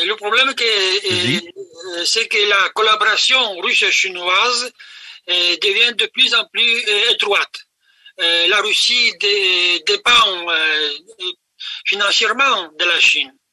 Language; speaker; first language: French; non-native, fluent; Polish